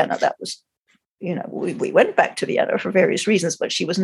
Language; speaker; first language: English; native; English